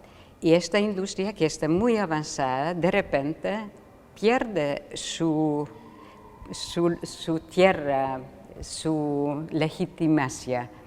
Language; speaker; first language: Spanish; non-native, fluent; Hungarian